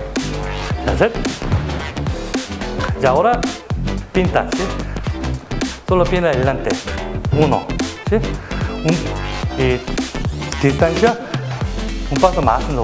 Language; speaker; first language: Spanish; non-native, learner; Korean